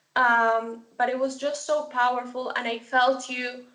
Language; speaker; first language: English; non-native, fluent; Spanish